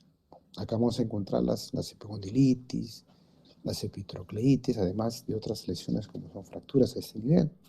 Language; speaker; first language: Spanish; native; Spanish